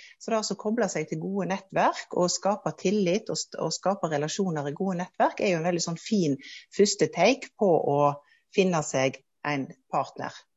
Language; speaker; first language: Norwegian; native; Norwegian